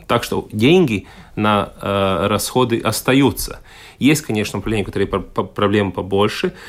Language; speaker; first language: Russian; non-native, local second language; Latvian